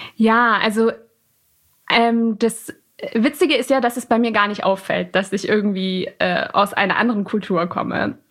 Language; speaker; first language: German; early bilingual, other home language; Persian